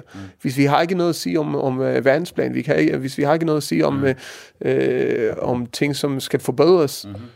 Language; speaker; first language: Danish; early bilingual, heritage; Danish